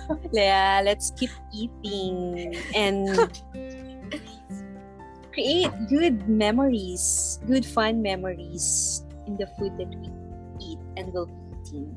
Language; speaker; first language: English; non-native, local second language; Filipino